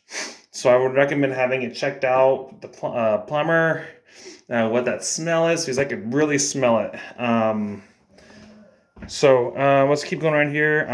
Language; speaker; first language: English; native; English